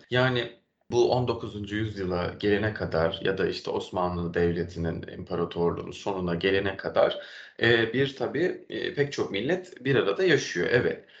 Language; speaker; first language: Turkish; native; Turkish